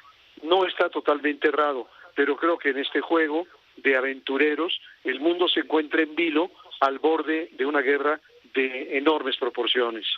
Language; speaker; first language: Spanish; native; Spanish